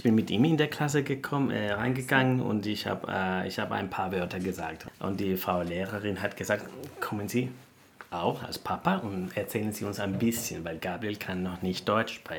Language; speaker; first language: German; non-native, fluent; Spanish